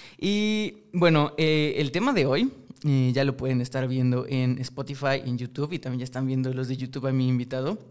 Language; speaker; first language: Spanish; native; Spanish